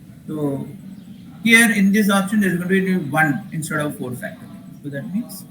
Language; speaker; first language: English; non-native, local second language; Tamil